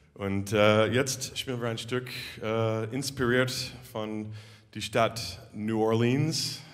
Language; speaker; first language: German; non-native, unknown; English